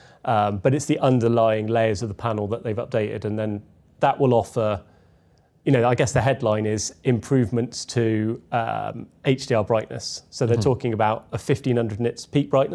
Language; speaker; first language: English; native; English